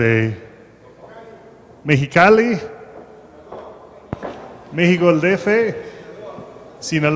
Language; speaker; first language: Spanish; non-native, fluent; English